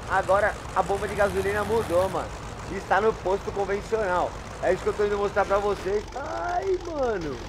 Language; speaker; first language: Portuguese; native; Portuguese